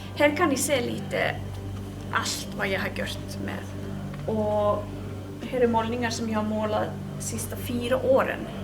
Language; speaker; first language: Swedish; non-native, fluent; Icelandic